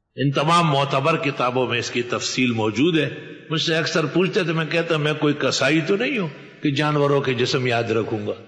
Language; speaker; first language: Urdu; non-native, local second language; Pashto